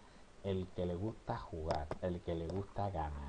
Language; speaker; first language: Spanish; native; Spanish